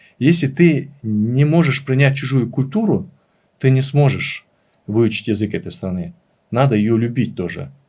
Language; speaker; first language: Russian; non-native, local second language; Chechen